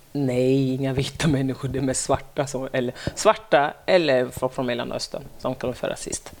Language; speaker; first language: Swedish; non-native, fluent; French